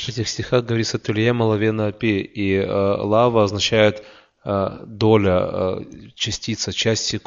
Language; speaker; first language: Russian; native; Russian